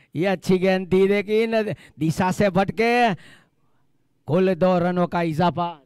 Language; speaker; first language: Hindi; non-native, local second language; Gujarati